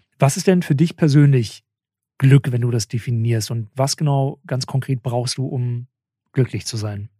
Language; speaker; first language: German; native; German